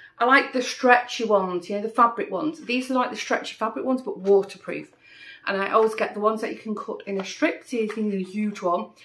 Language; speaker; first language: English; native; English